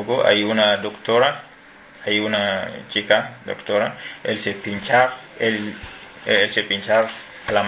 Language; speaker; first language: Spanish; non-native, learner; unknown